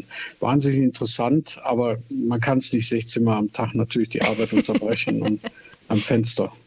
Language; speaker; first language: German; native; German